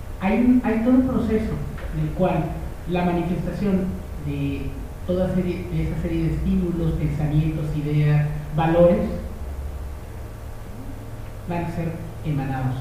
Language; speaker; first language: Spanish; native; Spanish